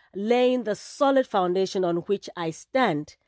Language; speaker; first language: English; non-native, local second language; Akan